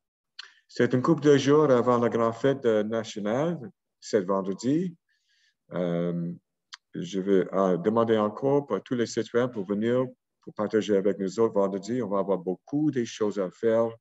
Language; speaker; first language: French; non-native, local second language; English